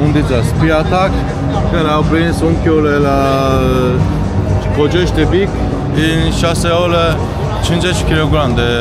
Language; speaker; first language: Romanian; non-native, learner; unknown